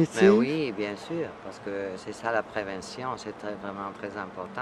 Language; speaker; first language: French; non-native, fluent; Spanish